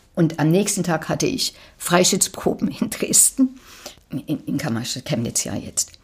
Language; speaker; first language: German; native; German